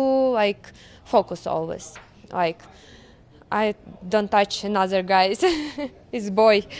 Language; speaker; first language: English; non-native, learner; Ukrainian